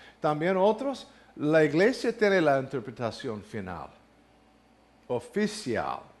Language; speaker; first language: Spanish; non-native, fluent; English